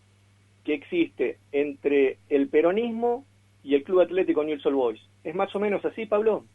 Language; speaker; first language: Spanish; native; Spanish